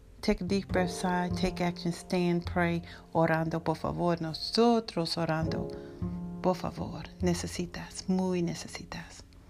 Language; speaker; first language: Spanish; non-native, learner; English